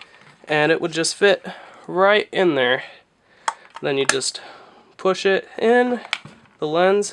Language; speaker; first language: English; native; English